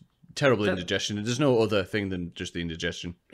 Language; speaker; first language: English; native; English